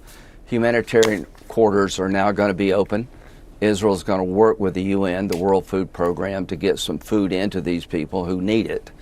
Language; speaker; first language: English; native; English